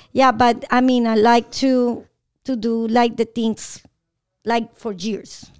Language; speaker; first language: English; non-native, learner; Spanish